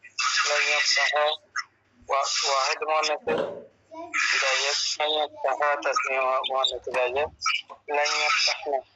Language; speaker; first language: Arabic; non-native, learner; Bangla